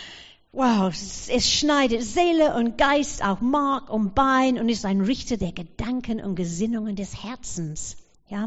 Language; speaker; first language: German; non-native, fluent; English